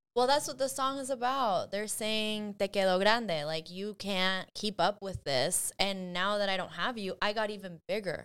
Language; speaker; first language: English; early bilingual, other home language; Spanish